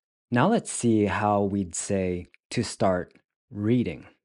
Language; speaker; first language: English; native; English